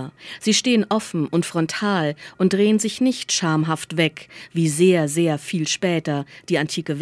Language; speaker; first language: German; native; German